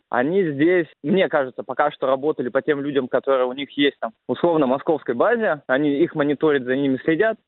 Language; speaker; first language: Russian; native; Russian